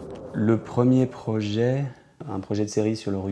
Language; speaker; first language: French; native; French